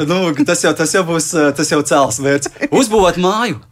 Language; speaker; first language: Latvian; native; Latvian